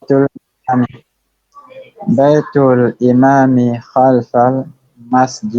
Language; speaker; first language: Arabic; non-native, learner; French